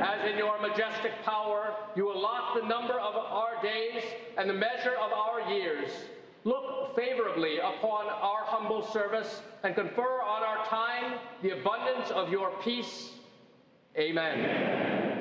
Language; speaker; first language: English; native; English